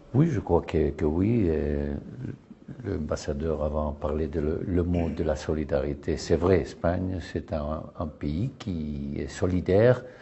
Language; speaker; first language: French; non-native, learner; Spanish